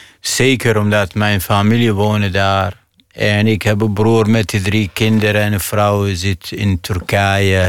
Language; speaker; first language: Dutch; non-native, fluent; Arabic